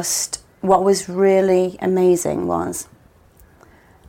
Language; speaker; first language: English; native; English